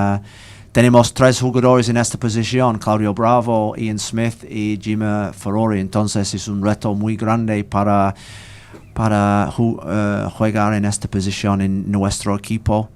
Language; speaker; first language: Spanish; non-native, learner; English